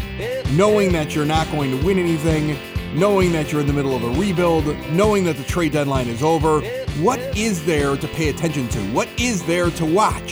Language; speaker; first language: English; native; English